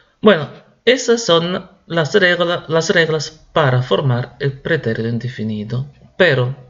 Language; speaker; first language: Spanish; non-native, fluent; Italian